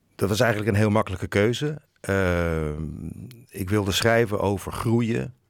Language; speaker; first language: Dutch; native; Dutch